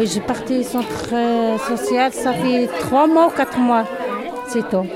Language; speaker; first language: French; non-native, learner; Arabic